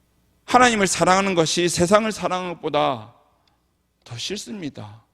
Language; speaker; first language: Korean; native; Korean